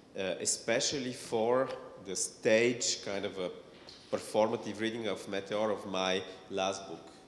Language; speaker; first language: English; non-native, fluent; Bulgarian